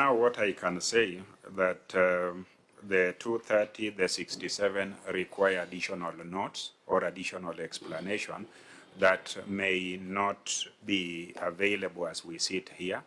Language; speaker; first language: English; non-native, local second language; Luo (Kenya and Tanzania)